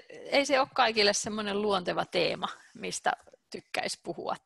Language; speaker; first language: Finnish; native; Finnish